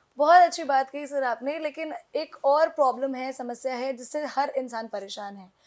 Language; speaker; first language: Hindi; native; Hindi